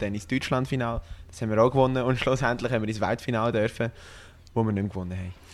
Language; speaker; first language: German; native; German